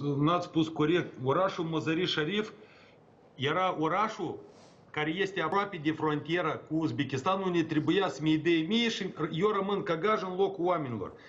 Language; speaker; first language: Romanian; native; Romanian